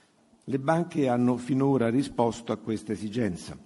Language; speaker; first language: Italian; native; Italian